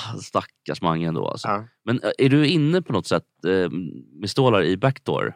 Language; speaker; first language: Swedish; native; Swedish